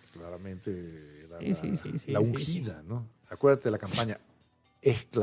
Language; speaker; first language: Spanish; native; Spanish